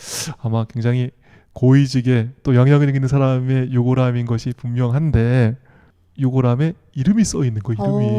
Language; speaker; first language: Korean; native; Korean